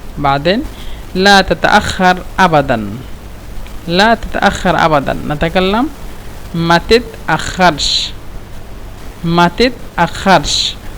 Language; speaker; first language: Egyptian Arabic; non-native, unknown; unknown